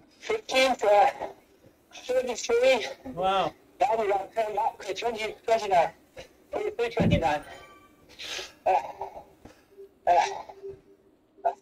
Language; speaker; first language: English; non-native, learner; German